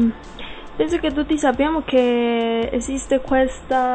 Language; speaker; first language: Italian; non-native, learner; Spanish